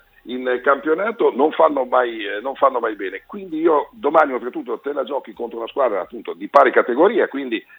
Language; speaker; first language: Italian; native; Italian